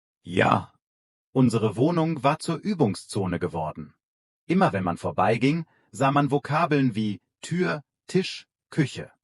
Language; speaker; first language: German; non-native, fluent; Vietnamese